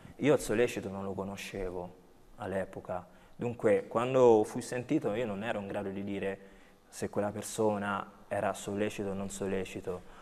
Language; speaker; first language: Italian; early bilingual, other home language; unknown